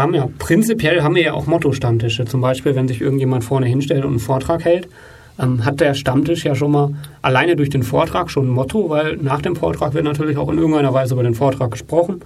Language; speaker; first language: German; native; German